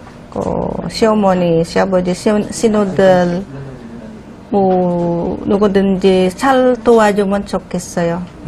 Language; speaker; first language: Korean; non-native, learner; Filipino